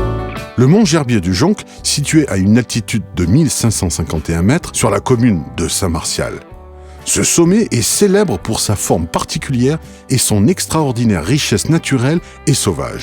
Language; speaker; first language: French; native; French